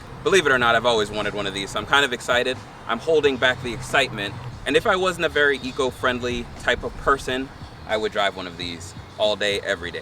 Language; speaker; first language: English; native; English